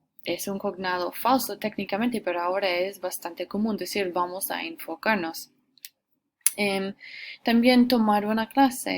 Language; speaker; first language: Spanish; non-native, fluent; English